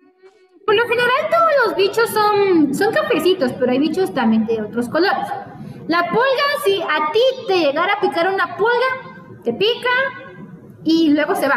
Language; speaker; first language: Spanish; native; Spanish